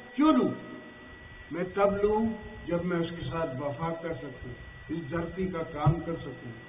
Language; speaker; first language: Urdu; non-native, local second language; Saraiki